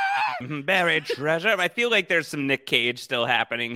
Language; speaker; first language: English; native; English